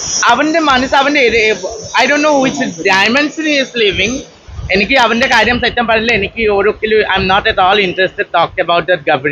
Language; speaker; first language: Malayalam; non-native, local second language; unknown